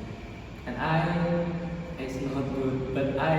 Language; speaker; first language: English; non-native, learner; Indonesian